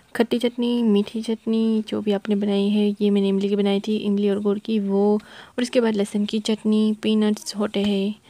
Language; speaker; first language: Hindi; non-native, local second language; Gujarati